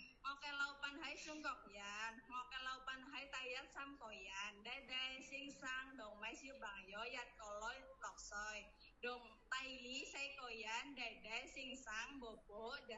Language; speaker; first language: Cantonese; non-native, learner; Indonesian